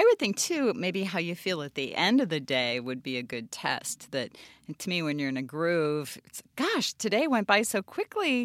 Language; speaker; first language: English; native; English